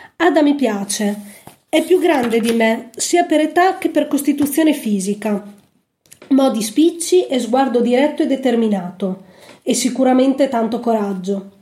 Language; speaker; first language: Italian; native; Italian